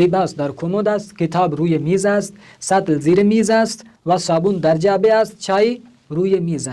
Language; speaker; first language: Persian; non-native, fluent; Urdu